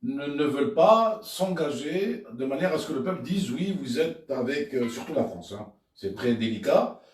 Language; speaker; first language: French; non-native, local second language; Arabic